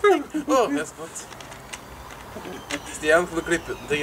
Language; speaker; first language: Norwegian; native; Norwegian